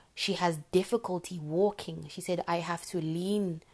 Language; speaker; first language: English; non-native, local second language; Shona